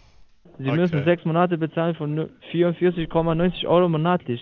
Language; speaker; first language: German; non-native, learner; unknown